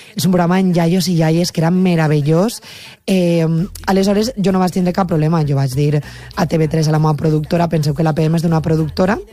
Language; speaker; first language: Catalan; native; Catalan